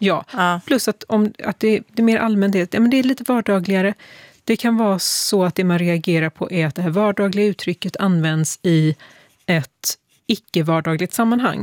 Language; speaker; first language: Swedish; native; Swedish